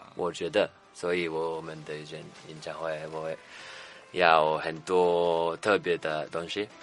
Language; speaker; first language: Chinese; non-native, learner; Japanese